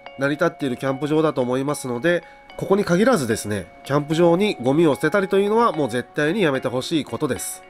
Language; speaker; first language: Japanese; native; Japanese